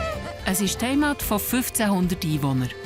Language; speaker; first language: German; native; German